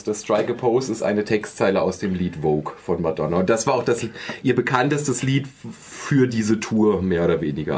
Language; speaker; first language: German; native; German